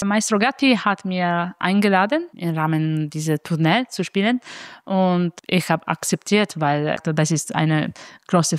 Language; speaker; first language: German; non-native, fluent; Italian